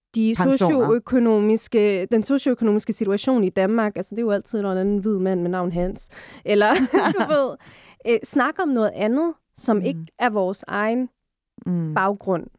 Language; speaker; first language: Danish; early bilingual, other home language; Arabic